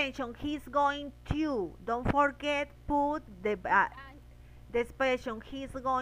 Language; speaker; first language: English; non-native, learner; Spanish